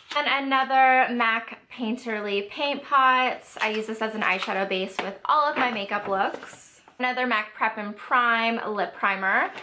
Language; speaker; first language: English; native; English